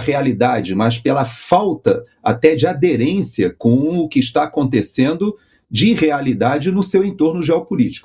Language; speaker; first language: Portuguese; native; Portuguese